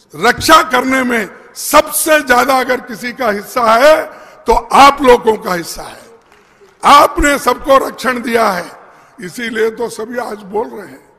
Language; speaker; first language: Hindi; non-native, local second language; Kannada